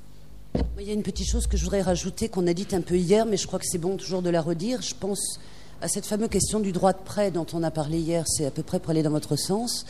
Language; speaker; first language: French; native; French